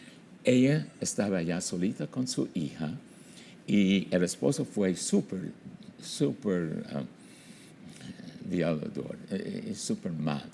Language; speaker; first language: Spanish; non-native, fluent; English